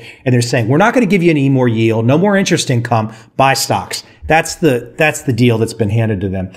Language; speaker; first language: English; native; English